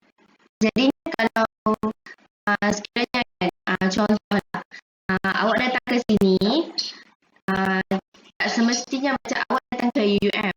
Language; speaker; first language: Malay; native; Malay